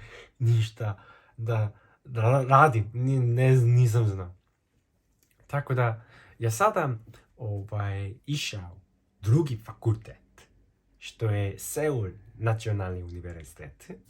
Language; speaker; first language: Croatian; non-native, fluent; Korean